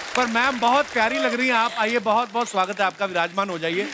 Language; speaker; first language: Hindi; native; Hindi